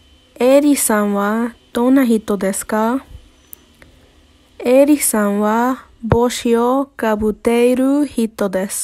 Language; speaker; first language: Japanese; non-native, learner; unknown